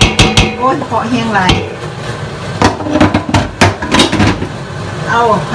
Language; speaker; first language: English; non-native, learner; Thai